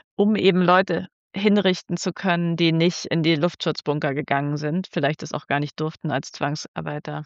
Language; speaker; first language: German; native; German